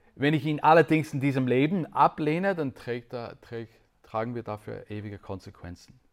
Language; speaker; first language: German; non-native, fluent; English